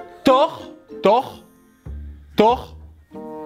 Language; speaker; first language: German; non-native, learner; French